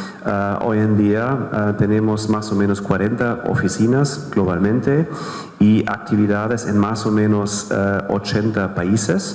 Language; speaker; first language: Spanish; non-native, fluent; German